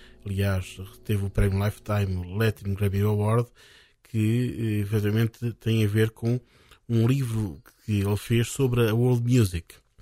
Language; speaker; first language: Portuguese; native; Portuguese